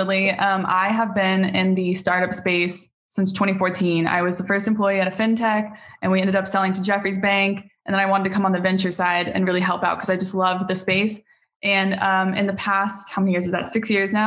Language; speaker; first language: English; native; English